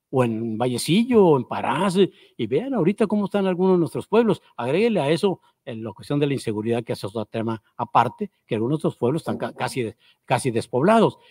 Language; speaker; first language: Spanish; native; Spanish